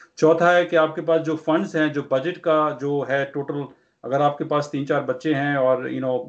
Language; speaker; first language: Hindi; non-native, local second language; Punjabi